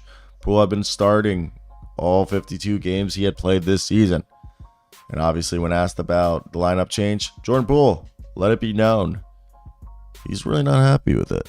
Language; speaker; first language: English; native; English